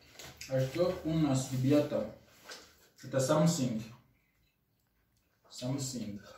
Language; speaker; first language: Russian; non-native, learner; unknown